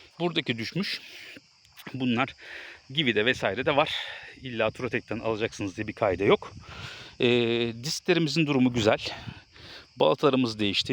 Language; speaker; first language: Turkish; native; Turkish